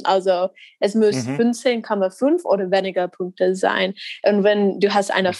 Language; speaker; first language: German; non-native, learner; English